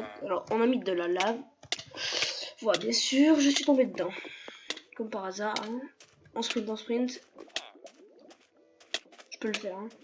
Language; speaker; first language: French; native; French